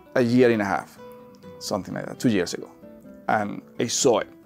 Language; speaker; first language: English; non-native, fluent; Spanish